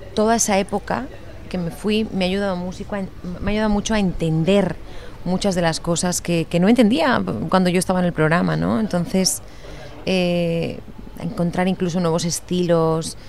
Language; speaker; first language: Spanish; native; Spanish